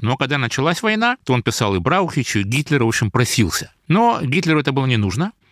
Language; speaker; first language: Russian; native; Russian